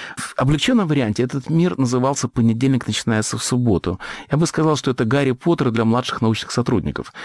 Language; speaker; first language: Russian; native; Russian